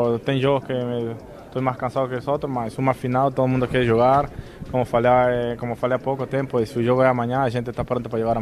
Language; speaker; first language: Portuguese; non-native, fluent; Spanish